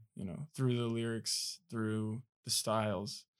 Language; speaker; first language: English; native; English